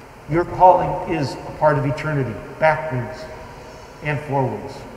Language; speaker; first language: English; native; English